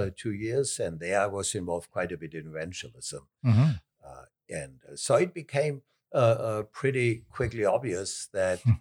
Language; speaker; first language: English; non-native, fluent; German